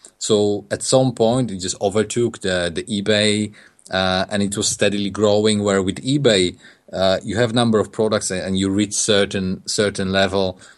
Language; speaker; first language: English; non-native, fluent; Polish